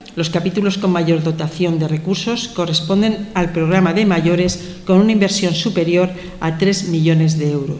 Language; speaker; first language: Spanish; native; Spanish